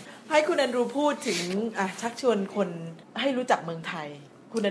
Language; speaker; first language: Thai; native; Thai